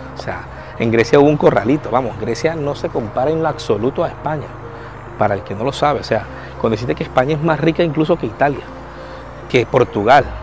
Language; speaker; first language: Spanish; native; Spanish